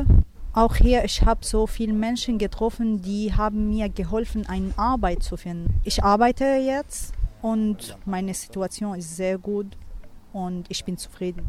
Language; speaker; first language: German; non-native, learner; Arabic